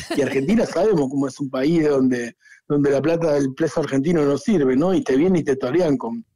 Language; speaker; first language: Spanish; native; Spanish